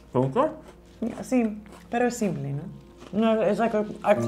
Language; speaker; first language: Spanish; non-native, learner; English